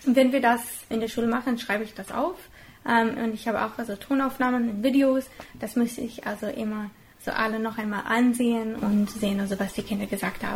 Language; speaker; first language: German; non-native, fluent; English